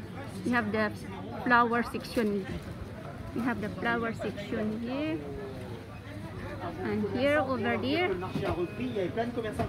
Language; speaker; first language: English; non-native, local second language; Filipino